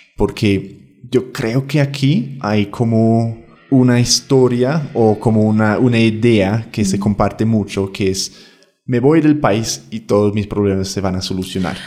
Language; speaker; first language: Spanish; non-native, fluent; English